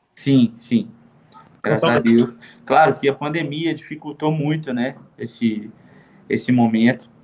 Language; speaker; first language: Portuguese; native; Portuguese